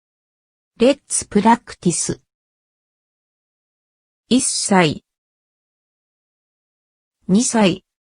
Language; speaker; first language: Japanese; non-native, learner; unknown